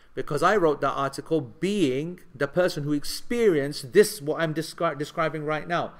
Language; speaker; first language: English; native; English